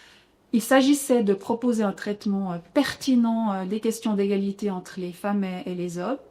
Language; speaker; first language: French; native; French